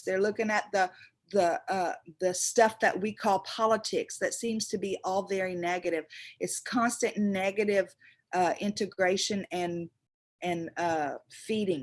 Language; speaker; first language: English; native; English